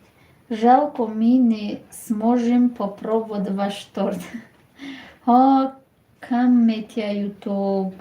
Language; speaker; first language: Russian; non-native, learner; Tajik